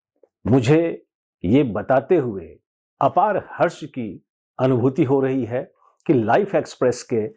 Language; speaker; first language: Hindi; native; Hindi